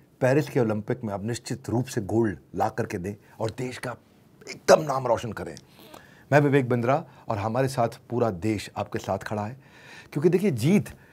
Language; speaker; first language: Hindi; native; Hindi